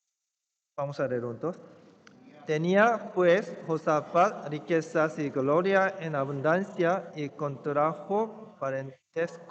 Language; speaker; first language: Spanish; non-native, fluent; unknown